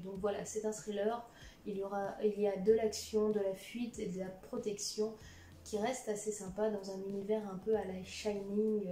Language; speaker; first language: French; native; French